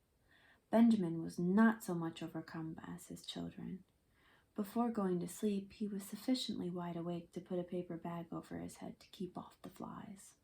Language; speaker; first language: English; native; English